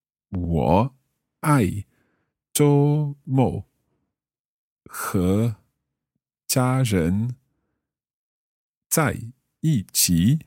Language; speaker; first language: Chinese; non-native, learner; English